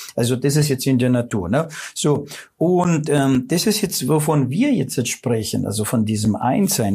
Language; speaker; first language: German; non-native, fluent; Russian